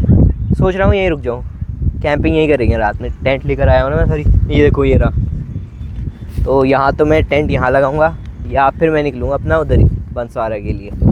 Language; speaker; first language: Hindi; native; Hindi